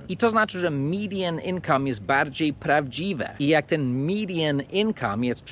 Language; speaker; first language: Polish; non-native, fluent; English